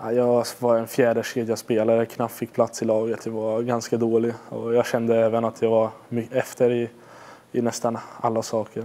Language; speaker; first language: Swedish; non-native, fluent; Hungarian